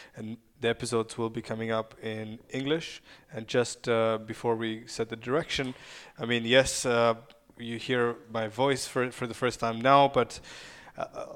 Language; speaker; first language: English; non-native, fluent; Russian